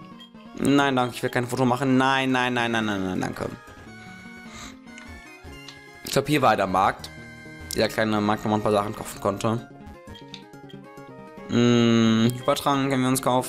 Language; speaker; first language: German; native; German